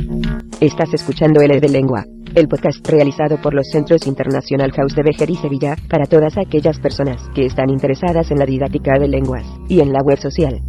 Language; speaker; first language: Spanish; native; Spanish